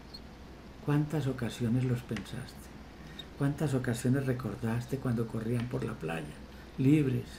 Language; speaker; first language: Spanish; native; Spanish